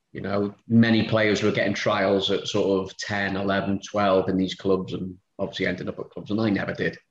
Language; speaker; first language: English; native; English